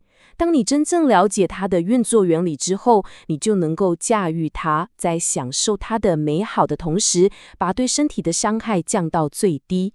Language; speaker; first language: Chinese; native; Chinese